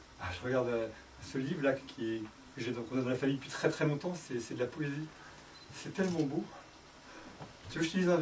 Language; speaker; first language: French; native; French